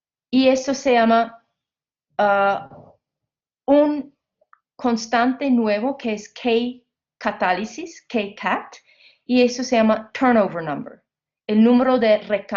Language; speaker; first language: Spanish; non-native, fluent; English